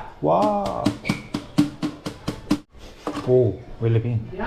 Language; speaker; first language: Spanish; non-native, learner; Korean